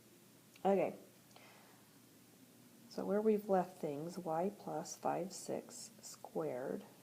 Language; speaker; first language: English; native; English